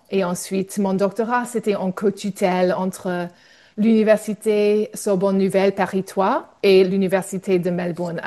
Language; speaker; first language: French; non-native, fluent; English